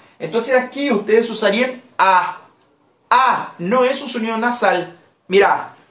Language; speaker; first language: Spanish; non-native, fluent; Portuguese